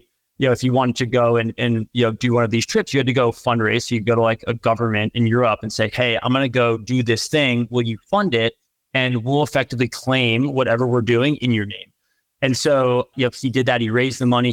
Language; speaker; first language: English; native; English